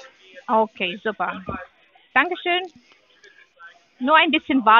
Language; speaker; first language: German; non-native, learner; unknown